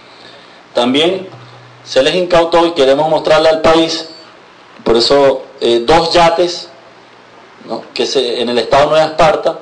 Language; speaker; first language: Spanish; native; Spanish